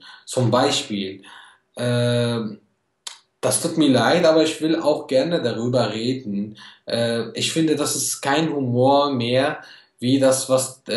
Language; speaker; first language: German; non-native, fluent; Arabic